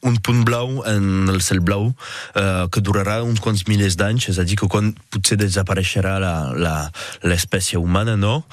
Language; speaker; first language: Catalan; non-native, local second language; French